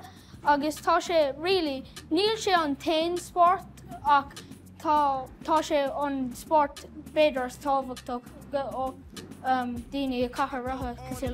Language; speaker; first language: Irish; non-native, local second language; English